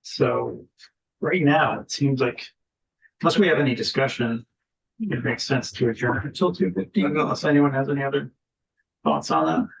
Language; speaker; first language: English; native; English